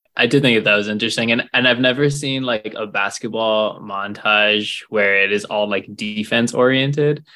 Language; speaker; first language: English; native; English